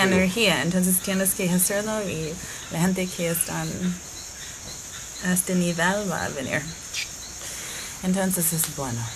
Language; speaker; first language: Spanish; non-native, fluent; English